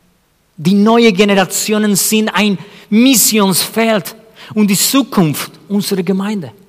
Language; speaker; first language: German; non-native, fluent; Spanish